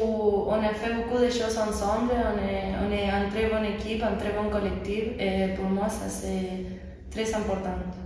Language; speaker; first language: French; non-native, fluent; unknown